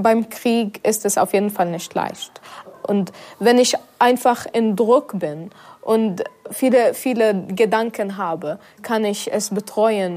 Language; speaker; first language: German; non-native, fluent; Arabic